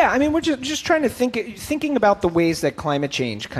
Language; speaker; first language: English; native; English